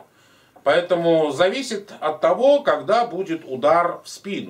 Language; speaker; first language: Russian; native; Russian